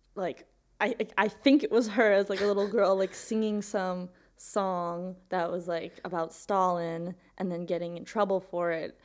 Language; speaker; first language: English; native; English